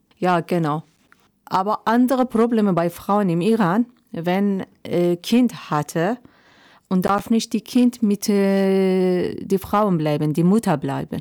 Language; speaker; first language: German; non-native, learner; Persian